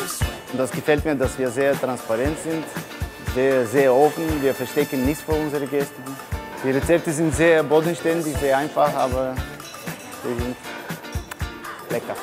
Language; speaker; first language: German; non-native, fluent; Bulgarian